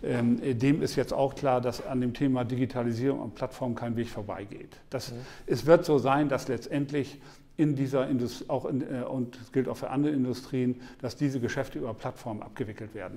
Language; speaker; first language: German; native; German